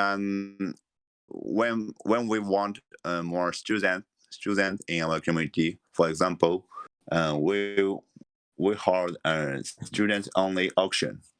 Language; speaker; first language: English; non-native, learner; Japanese